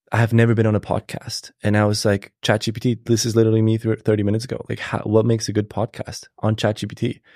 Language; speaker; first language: English; non-native, fluent; German